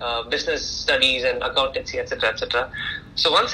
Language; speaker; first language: English; non-native, local second language; Tamil